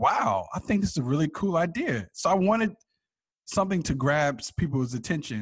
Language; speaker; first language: English; native; English